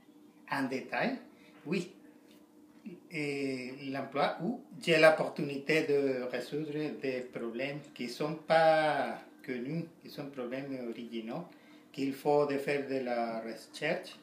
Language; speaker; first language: French; non-native, learner; Spanish